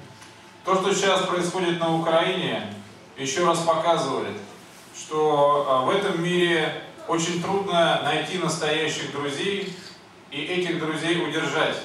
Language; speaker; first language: Russian; native; Russian